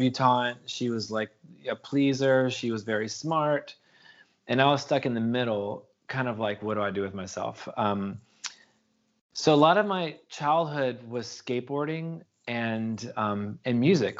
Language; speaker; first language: English; native; English